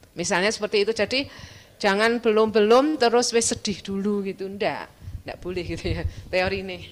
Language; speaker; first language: Indonesian; non-native, local second language; Javanese